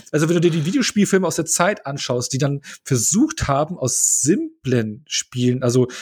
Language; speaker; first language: German; native; German